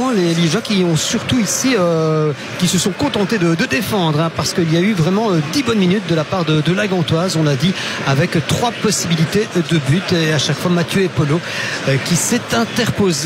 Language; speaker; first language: French; native; French